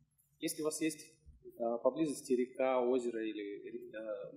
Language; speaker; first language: Russian; native; Russian